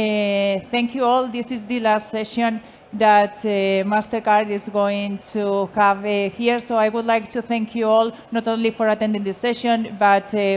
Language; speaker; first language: English; non-native, fluent; Spanish